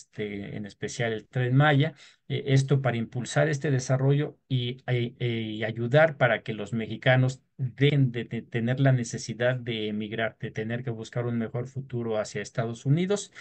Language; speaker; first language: Spanish; native; Spanish